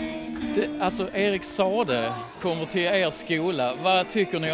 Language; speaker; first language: Swedish; native; Swedish